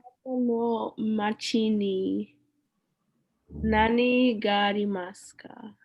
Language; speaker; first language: Japanese; non-native, learner; English